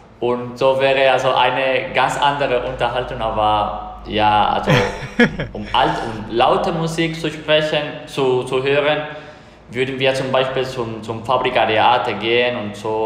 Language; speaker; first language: German; non-native, fluent; Spanish